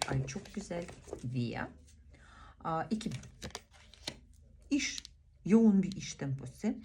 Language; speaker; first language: Turkish; non-native, fluent; Russian